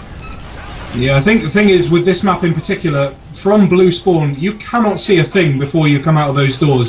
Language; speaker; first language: English; native; English